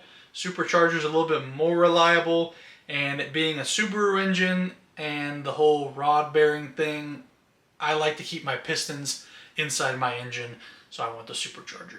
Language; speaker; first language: English; native; English